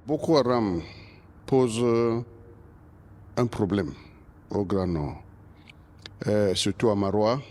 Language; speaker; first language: French; non-native, local second language; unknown